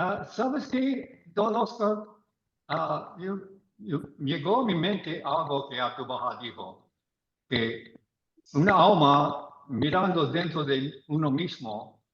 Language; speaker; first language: Spanish; non-native, fluent; English